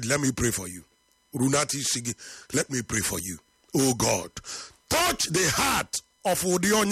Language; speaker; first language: English; non-native, local second language; Igbo